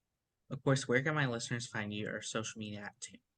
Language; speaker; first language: English; native; English